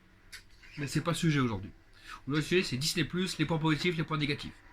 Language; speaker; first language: French; native; French